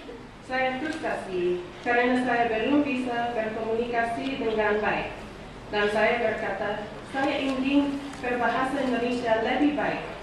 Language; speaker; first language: Indonesian; non-native, learner; English